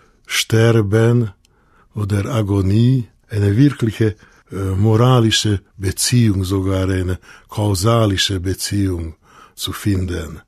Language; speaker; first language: German; non-native, fluent; Hungarian